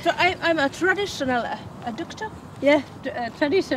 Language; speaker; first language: English; non-native, fluent; Finnish